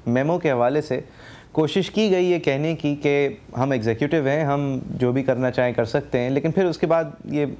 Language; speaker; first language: Urdu; native; Urdu